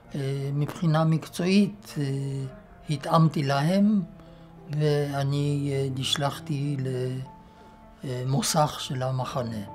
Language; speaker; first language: Hebrew; non-native, fluent; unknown